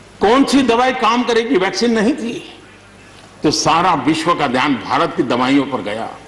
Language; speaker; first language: Hindi; non-native, local second language; Gujarati